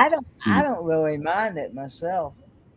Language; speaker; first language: English; native; English